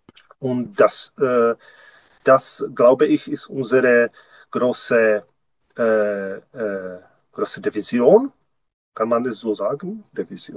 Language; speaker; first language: German; non-native, learner; Czech